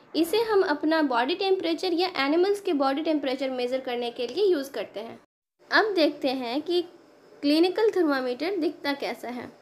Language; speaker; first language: Hindi; native; Hindi